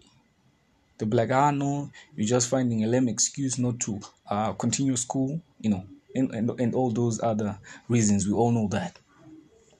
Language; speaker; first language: English; non-native, local second language; Shona